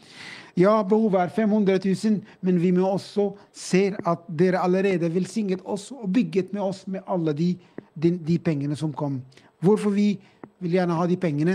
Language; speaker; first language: Norwegian; non-native, fluent; Arabic